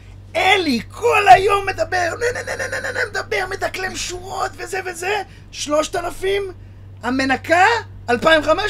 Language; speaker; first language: Hebrew; native; Hebrew